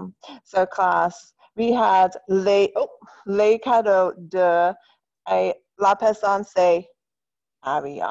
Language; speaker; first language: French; non-native, fluent; English